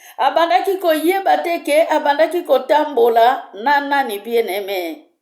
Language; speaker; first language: Lingala; native; Lingala